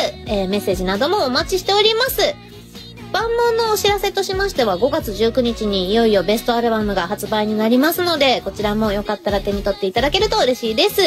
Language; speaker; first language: Japanese; native; Japanese